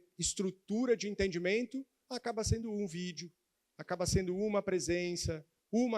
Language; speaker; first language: Portuguese; native; Portuguese